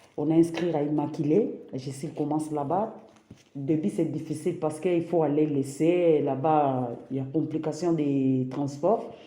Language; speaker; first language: French; non-native, local second language; Lingala